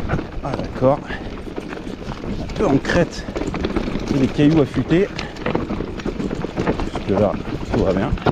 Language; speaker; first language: French; native; French